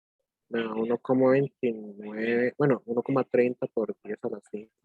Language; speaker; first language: Spanish; native; Spanish